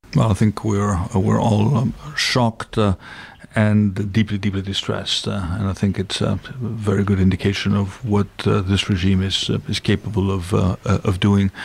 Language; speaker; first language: English; non-native, fluent; Russian